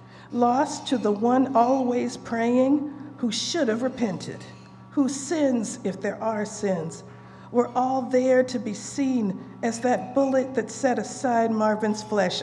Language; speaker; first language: English; native; English